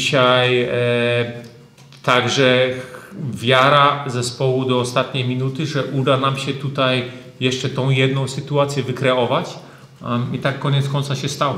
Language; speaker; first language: Polish; early bilingual, heritage; German